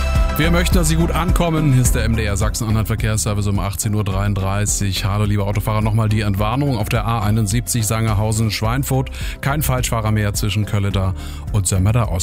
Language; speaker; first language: German; native; German